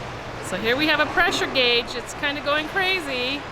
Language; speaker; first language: English; native; English